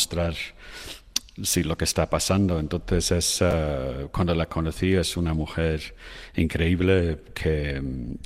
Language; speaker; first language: Spanish; non-native, fluent; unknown